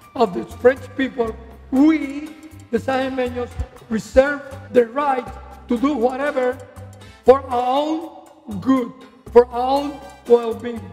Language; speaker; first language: English; non-native, fluent; Spanish